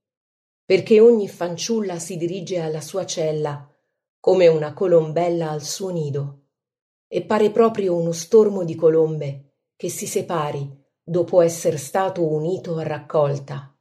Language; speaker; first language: Italian; native; Italian